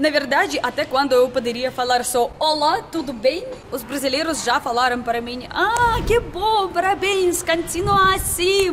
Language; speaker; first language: Portuguese; non-native, learner; Russian